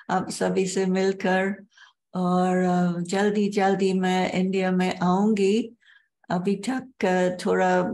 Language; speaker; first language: Hindi; non-native, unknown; English